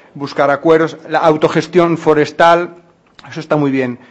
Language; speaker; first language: Spanish; non-native, local second language; Catalan